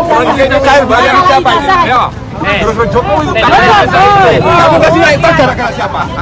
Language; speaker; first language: Indonesian; native; Indonesian